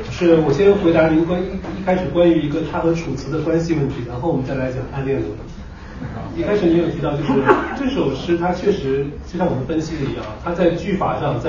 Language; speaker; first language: Chinese; native; Chinese